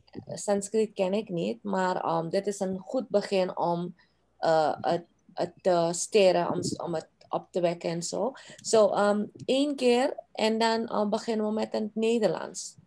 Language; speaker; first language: Dutch; non-native, local second language; Caribbean Hindustani